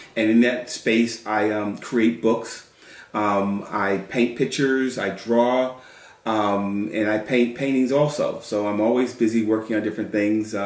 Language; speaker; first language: English; native; English